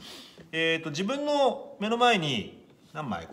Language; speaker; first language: Japanese; native; Japanese